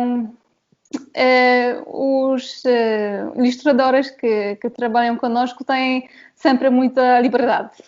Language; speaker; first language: Portuguese; non-native, fluent; Polish